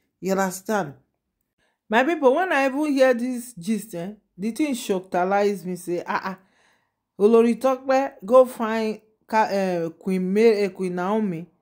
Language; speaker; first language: Nigerian Pidgin; non-native, local second language; Yoruba